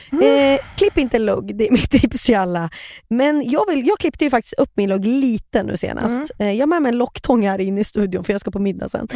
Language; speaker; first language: Swedish; native; Swedish